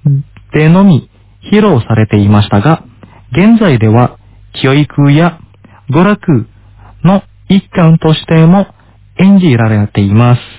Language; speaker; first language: Japanese; non-native, fluent; Indonesian